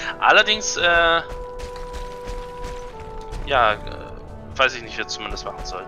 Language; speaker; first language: German; native; German